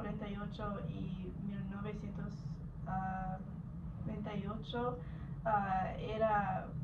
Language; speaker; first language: Spanish; non-native, learner; English